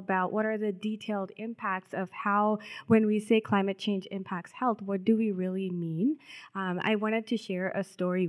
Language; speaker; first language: English; non-native, local second language; Telugu